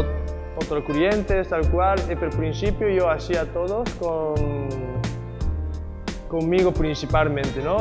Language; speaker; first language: Spanish; non-native, learner; Japanese